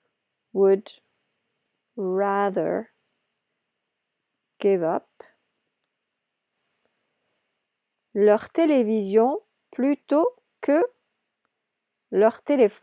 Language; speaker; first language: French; non-native, fluent; English